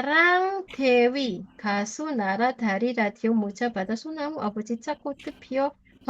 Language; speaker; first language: Korean; non-native, learner; Indonesian